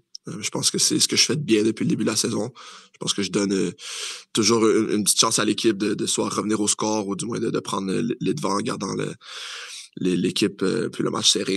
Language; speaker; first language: French; native; French